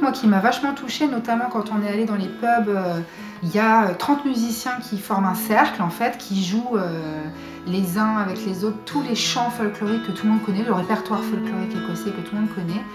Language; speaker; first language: French; native; French